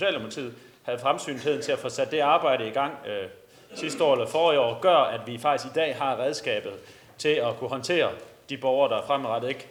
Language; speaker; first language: Danish; native; Danish